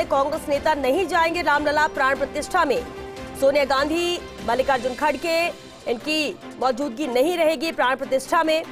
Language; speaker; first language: Hindi; native; Hindi